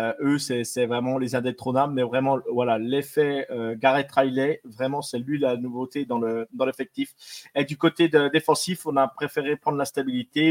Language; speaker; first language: French; native; French